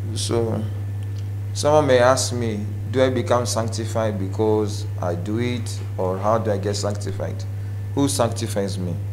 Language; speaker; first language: English; non-native, local second language; Swahili